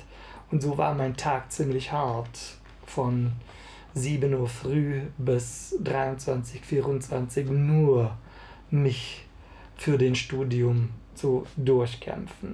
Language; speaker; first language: German; non-native, fluent; Hungarian